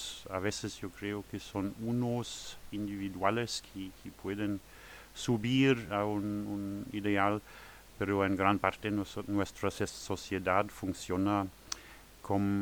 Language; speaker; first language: Spanish; non-native, fluent; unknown